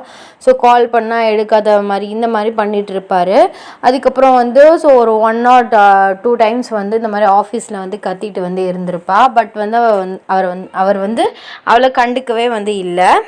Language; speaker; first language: Tamil; native; Tamil